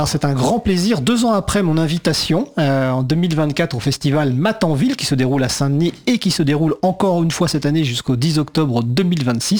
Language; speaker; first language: French; native; French